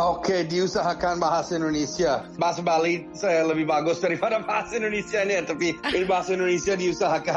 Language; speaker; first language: Indonesian; non-native, fluent; English